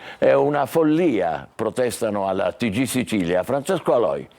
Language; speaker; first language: Italian; native; Italian